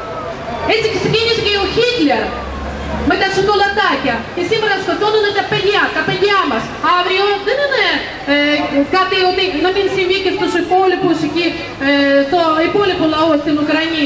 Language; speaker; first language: Greek; non-native, fluent; Russian